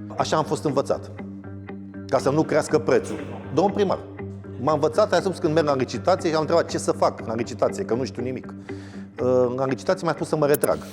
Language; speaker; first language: Romanian; native; Romanian